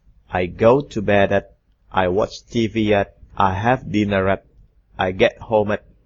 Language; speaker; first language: English; non-native, fluent; Indonesian